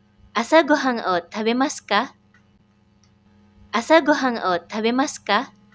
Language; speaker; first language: Japanese; non-native, fluent; Indonesian